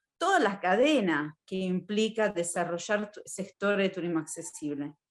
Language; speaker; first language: Spanish; non-native, fluent; Italian